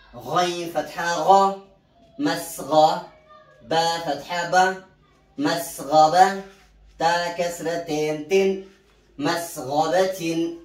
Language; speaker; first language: Arabic; non-native, fluent; Oromo